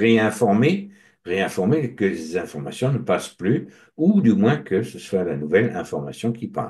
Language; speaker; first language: French; native; French